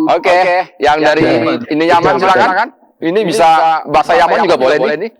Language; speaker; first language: Indonesian; native; Indonesian